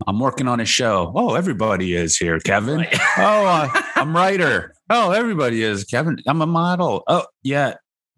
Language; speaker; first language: English; native; English